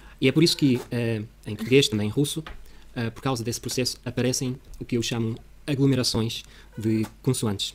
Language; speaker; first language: Portuguese; non-native, fluent; Russian